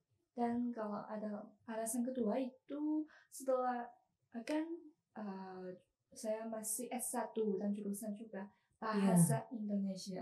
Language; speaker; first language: Indonesian; non-native, learner; Chinese